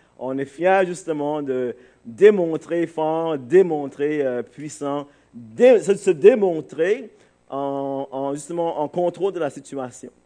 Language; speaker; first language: French; non-native, fluent; English